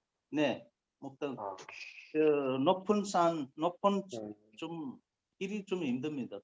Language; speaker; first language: Korean; non-native, learner; Nepali